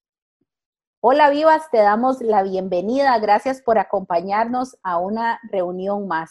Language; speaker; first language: Spanish; native; Spanish